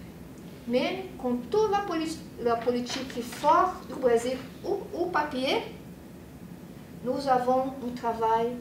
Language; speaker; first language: French; non-native, learner; Portuguese